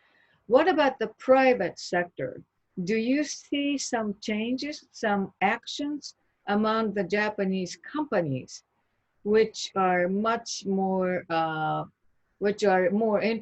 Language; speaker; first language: English; non-native, fluent; Japanese